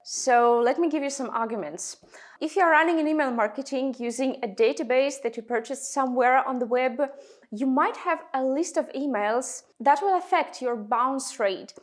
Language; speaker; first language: English; non-native, fluent; Russian